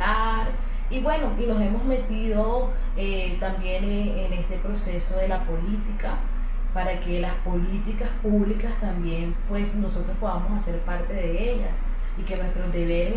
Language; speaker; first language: Spanish; native; Spanish